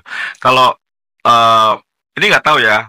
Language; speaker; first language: Indonesian; native; Indonesian